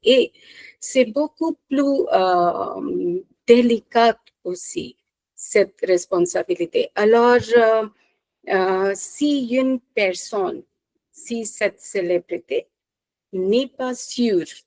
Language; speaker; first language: French; non-native, fluent; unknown